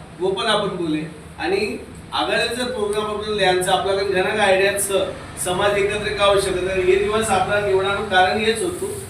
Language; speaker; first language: Marathi; non-native, local second language; Rajasthani